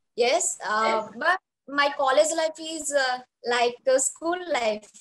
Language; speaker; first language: English; non-native, local second language; Telugu